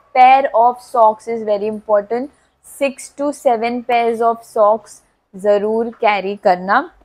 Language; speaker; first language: Hindi; non-native, local second language; Tulu